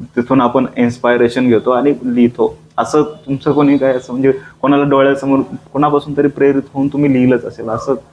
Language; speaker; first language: Marathi; native; Marathi